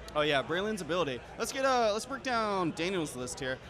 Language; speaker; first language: English; native; English